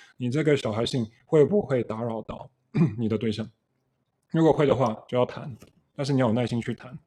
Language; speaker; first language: Chinese; early bilingual, heritage; Chinese